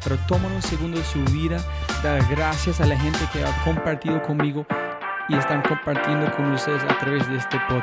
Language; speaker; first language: Spanish; non-native, fluent; English